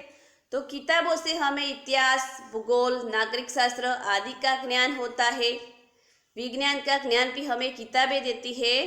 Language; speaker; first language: Hindi; non-native, local second language; Gujarati